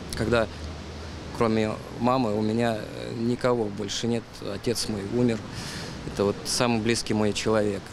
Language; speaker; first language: Russian; native; Russian